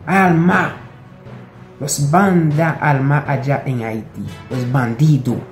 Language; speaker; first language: Spanish; non-native, local second language; Haitian Creole